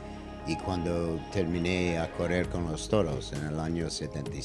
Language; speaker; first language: Spanish; non-native, learner; English